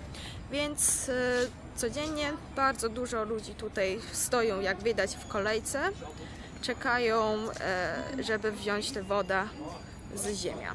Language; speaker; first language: Polish; non-native, fluent; Chinese